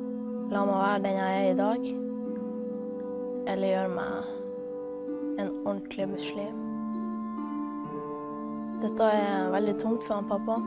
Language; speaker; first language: Norwegian; early bilingual, other home language; Somali